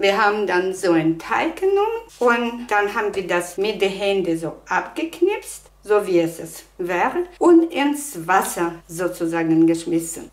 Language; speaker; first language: German; non-native, fluent; Russian